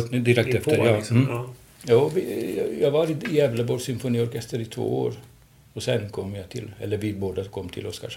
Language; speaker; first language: Swedish; non-native, fluent; Hungarian